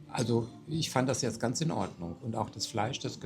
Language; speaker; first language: German; native; German